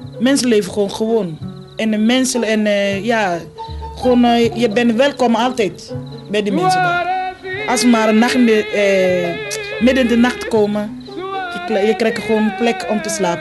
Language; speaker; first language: Dutch; non-native, fluent; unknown